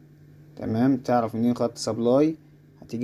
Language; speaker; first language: Arabic; native; Arabic